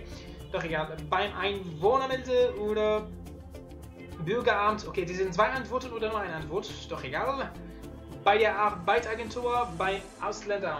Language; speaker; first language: German; non-native, learner; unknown